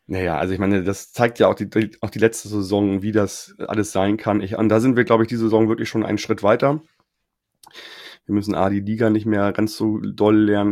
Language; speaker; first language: German; native; German